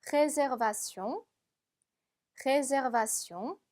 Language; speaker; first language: French; non-native, fluent; Korean